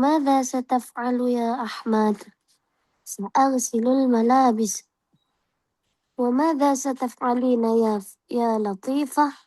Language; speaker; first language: Arabic; non-native, learner; Indonesian